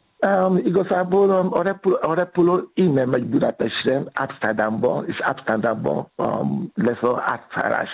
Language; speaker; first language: Hungarian; non-native, fluent; Yoruba